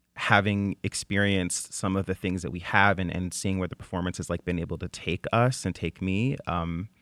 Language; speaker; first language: English; native; English